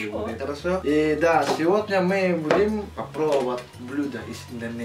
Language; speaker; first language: Russian; non-native, learner; Indonesian